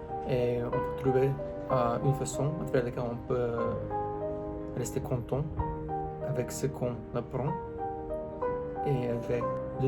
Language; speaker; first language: French; non-native, learner; English